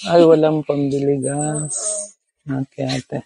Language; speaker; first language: Filipino; non-native, learner; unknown